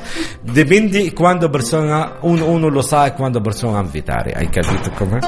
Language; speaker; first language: Italian; non-native, learner; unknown